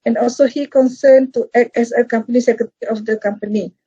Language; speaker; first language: English; non-native, local second language; Malay